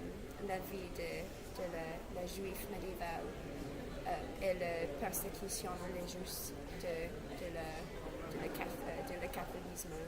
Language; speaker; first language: French; non-native, learner; English